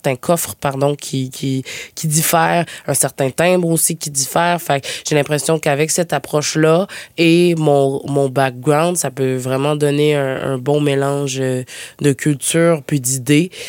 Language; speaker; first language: French; native; French